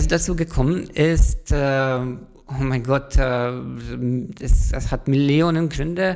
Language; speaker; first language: German; non-native, fluent; Hungarian